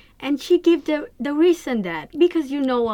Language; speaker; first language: English; non-native, learner; Thai